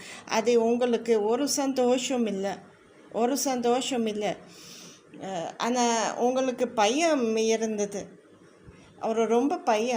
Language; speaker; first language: Tamil; non-native, learner; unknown